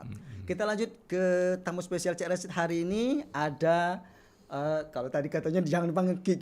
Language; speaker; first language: Indonesian; native; Indonesian